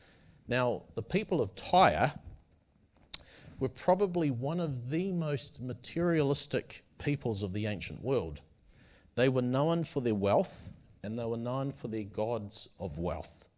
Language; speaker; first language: English; native; English